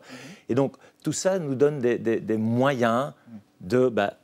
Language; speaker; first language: French; native; French